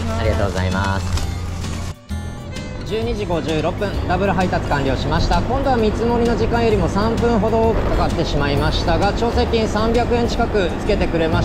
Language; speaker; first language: Japanese; native; Japanese